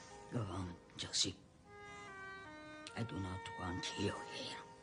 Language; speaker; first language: English; non-native, fluent; Italian